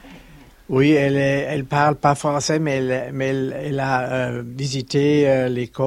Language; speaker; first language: French; early bilingual, heritage; German